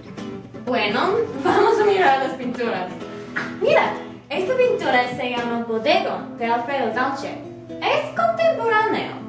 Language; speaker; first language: Spanish; non-native, learner; English